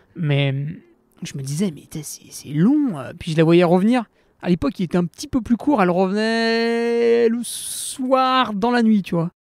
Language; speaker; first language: French; native; French